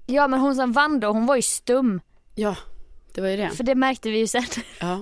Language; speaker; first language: Swedish; native; Swedish